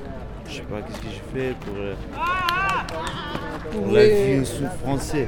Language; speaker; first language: French; non-native, learner; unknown